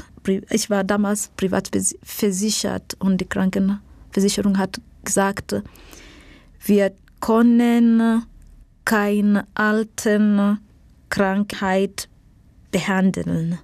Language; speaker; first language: German; non-native, learner; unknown